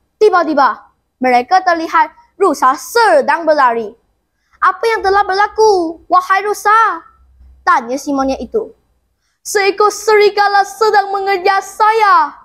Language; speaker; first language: Malay; non-native, local second language; Chinese